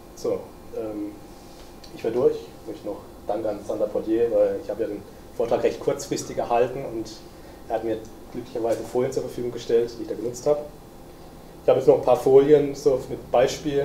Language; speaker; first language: German; native; German